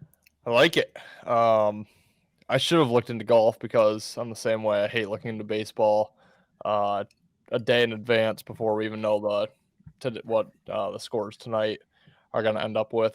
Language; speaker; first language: English; native; English